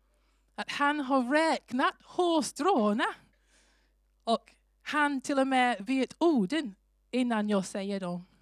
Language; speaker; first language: Swedish; non-native, fluent; English